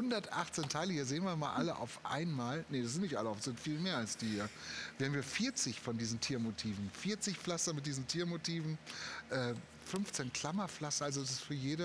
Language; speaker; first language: German; native; German